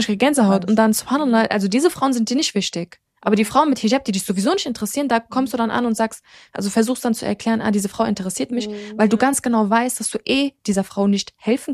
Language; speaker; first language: German; early bilingual, other home language; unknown